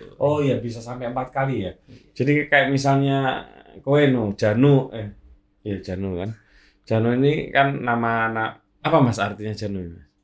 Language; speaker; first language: Indonesian; native; Indonesian